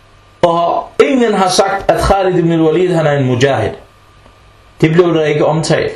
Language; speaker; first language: Danish; early bilingual, other home language; Arabic